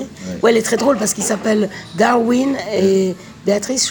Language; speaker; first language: French; native; French